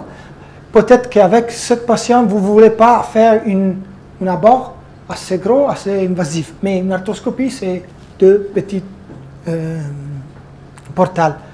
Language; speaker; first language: French; non-native, fluent; Italian